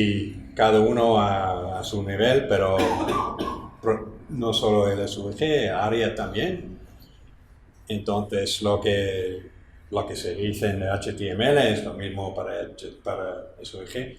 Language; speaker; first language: Spanish; non-native, fluent; English